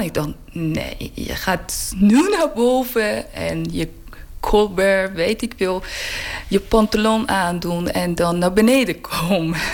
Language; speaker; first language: Dutch; non-native, learner; Persian